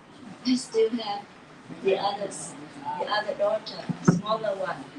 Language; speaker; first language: English; non-native, learner; Vietnamese